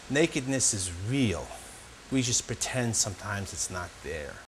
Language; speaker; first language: English; native; English